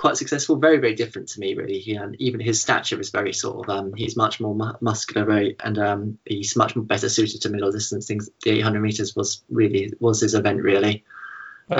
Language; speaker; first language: English; native; English